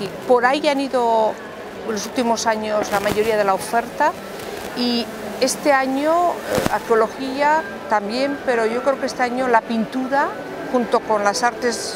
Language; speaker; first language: Spanish; native; Spanish